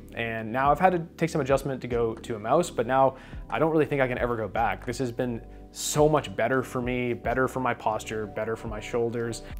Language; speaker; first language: English; native; English